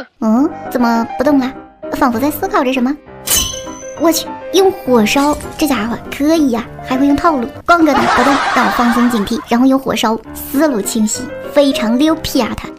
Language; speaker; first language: Chinese; native; Chinese